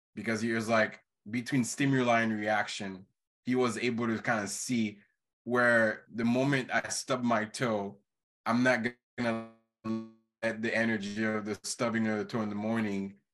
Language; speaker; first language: English; non-native, fluent; Haitian Creole